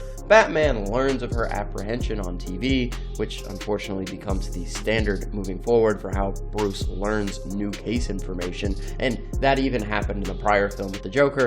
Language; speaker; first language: English; native; English